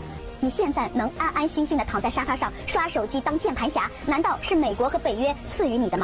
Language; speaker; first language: Chinese; native; Chinese